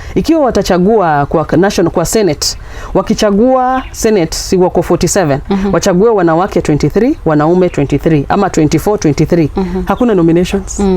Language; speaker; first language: Swahili; non-native, local second language; Luyia